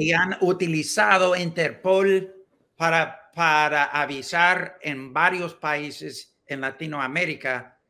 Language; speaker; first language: Spanish; non-native, learner; English